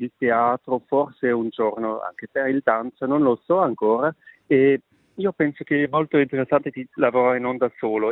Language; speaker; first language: Italian; non-native, local second language; Swiss German